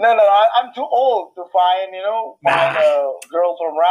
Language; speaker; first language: English; non-native, fluent; Indonesian